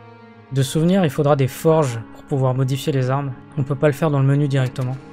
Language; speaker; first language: French; native; French